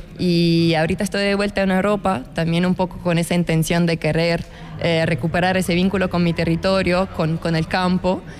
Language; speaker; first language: Spanish; non-native, fluent; Italian